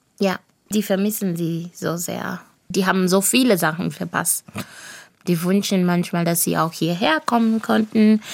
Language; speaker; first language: German; non-native, fluent; Shona